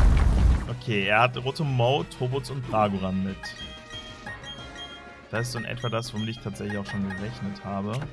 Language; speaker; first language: German; native; German